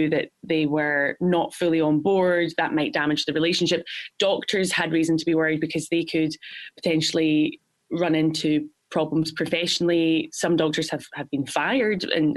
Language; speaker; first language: English; native; English